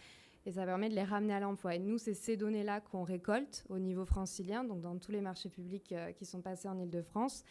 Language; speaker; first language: French; native; French